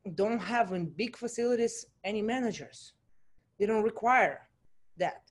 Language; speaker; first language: English; non-native, fluent; Russian